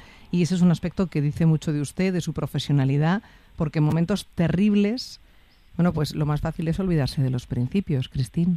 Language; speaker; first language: Spanish; native; Spanish